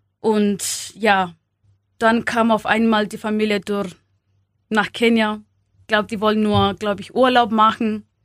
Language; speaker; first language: German; non-native, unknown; Swahili